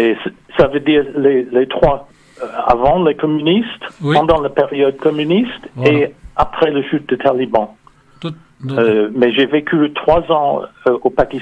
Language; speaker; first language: French; non-native, fluent; English